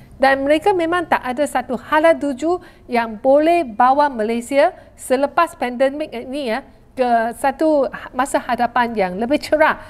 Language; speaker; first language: Malay; non-native, local second language; Chinese